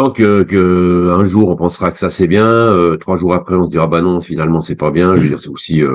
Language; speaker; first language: French; native; French